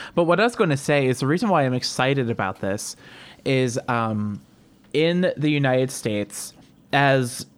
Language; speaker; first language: English; native; English